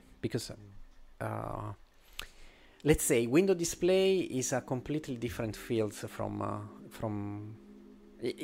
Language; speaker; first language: English; non-native, fluent; Italian